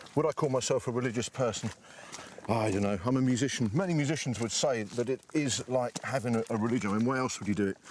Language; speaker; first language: English; native; English